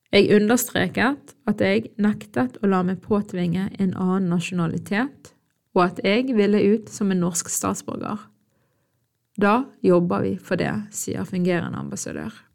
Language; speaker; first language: Norwegian; early bilingual, other home language; Arabic